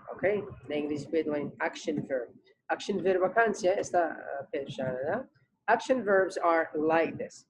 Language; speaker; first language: English; non-native, fluent; Central Kurdish